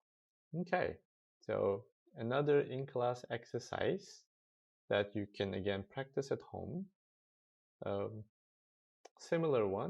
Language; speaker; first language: English; non-native, fluent; Turkish